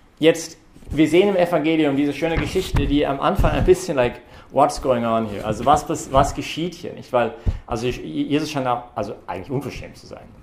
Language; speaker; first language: German; non-native, fluent; English